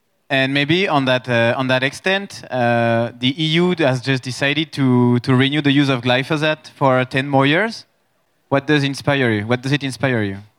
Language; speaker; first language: English; non-native, fluent; French